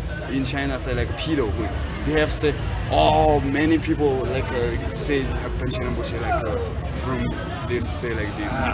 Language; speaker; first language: English; non-native, learner; Tibetan